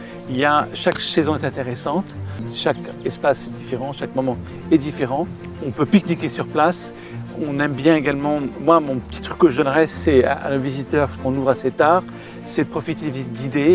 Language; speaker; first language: French; native; French